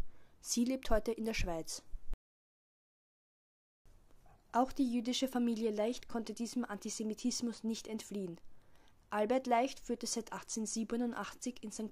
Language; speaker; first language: German; native; German